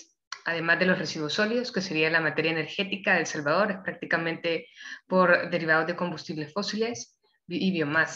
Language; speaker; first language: Spanish; native; Spanish